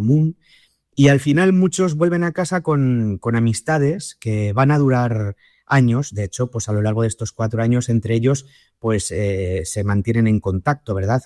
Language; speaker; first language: Spanish; native; Spanish